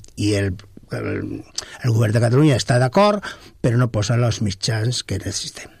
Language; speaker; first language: Catalan; non-native, local second language; Spanish